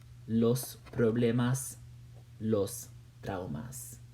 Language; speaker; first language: Spanish; non-native, fluent; English